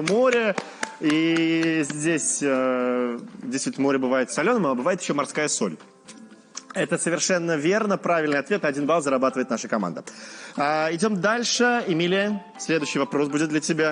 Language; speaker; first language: Russian; native; Russian